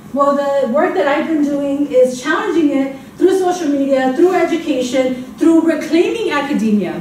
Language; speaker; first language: English; native; English